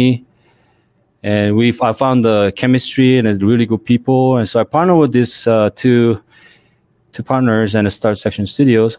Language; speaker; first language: English; non-native, fluent; Korean